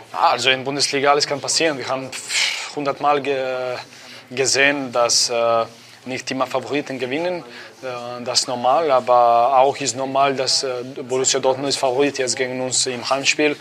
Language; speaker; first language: German; non-native, fluent; Croatian